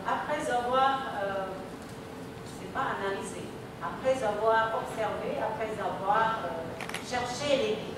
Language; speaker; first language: French; non-native, fluent; Indonesian